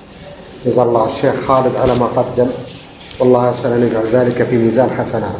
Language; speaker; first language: Arabic; native; Arabic